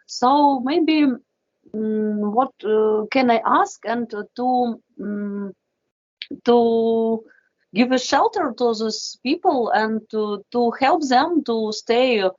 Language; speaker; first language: English; non-native, fluent; Russian